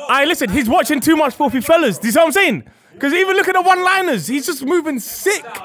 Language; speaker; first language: English; native; English